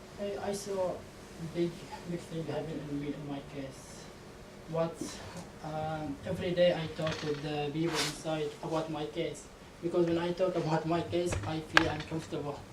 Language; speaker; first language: English; non-native, learner; Arabic